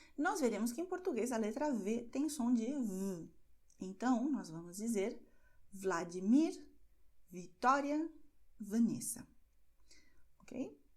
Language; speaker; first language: Portuguese; native; Portuguese